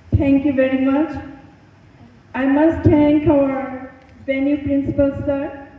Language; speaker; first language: English; non-native, local second language; Assamese